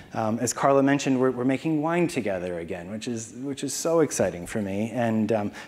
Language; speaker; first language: English; native; English